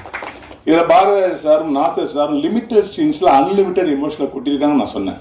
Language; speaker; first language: Tamil; native; Tamil